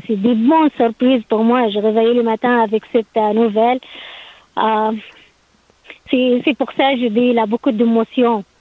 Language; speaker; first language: French; non-native, learner; Arabic